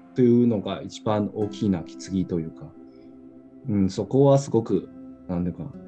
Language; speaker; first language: Japanese; non-native, fluent; Chinese